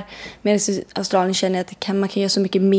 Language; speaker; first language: Swedish; native; Swedish